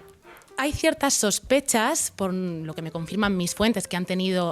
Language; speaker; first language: Spanish; native; Spanish